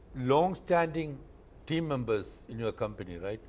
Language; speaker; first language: English; non-native, local second language; Malayalam